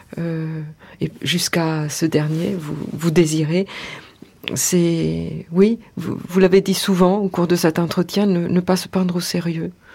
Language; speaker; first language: French; native; French